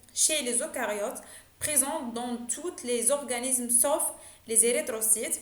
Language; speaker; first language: French; non-native, local second language; Arabic